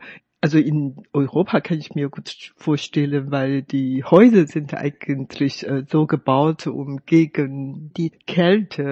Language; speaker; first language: German; non-native, fluent; Chinese